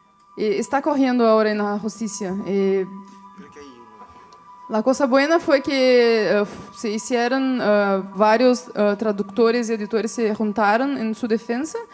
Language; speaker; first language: Spanish; non-native, fluent; Portuguese